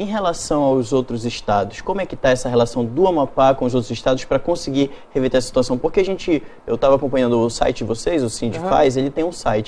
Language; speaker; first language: Portuguese; native; Portuguese